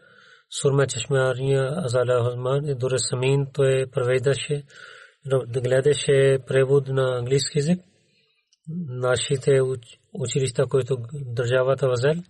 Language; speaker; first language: Bulgarian; non-native, learner; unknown